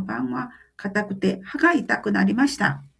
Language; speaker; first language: Japanese; non-native, fluent; Korean